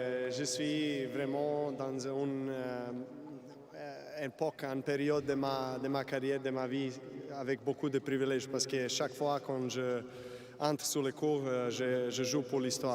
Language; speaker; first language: French; non-native, fluent; Serbian